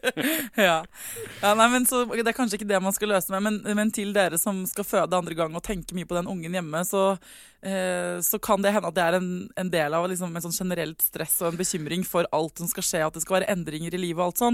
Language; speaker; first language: Norwegian; native; Norwegian